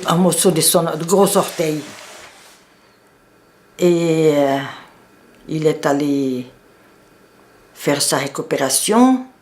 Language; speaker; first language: French; non-native, fluent; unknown